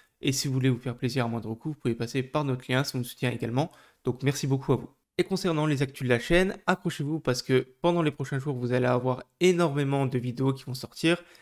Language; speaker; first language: French; native; French